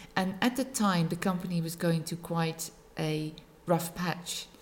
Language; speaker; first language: English; non-native, fluent; Dutch